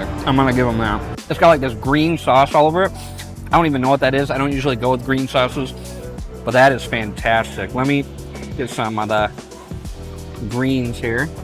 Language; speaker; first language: English; native; English